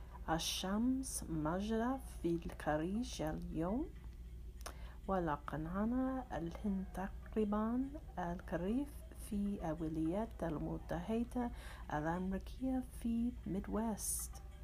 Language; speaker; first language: Arabic; non-native, learner; English